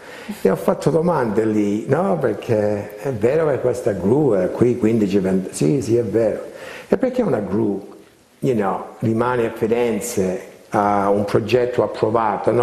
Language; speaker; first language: Italian; early bilingual, heritage; Italian